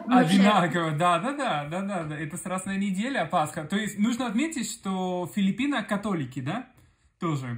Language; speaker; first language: Russian; non-native, fluent; Spanish